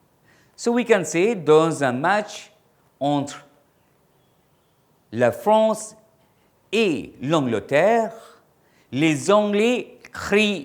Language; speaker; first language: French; non-native, fluent; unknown